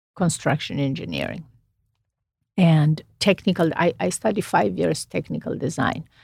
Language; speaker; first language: English; non-native, fluent; Romanian